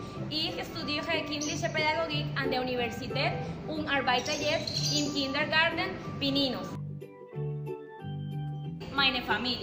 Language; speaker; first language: German; non-native, learner; Spanish